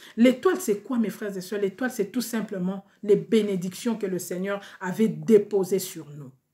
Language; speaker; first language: French; non-native, local second language; Lingala